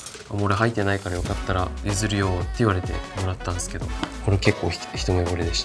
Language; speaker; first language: Japanese; native; Japanese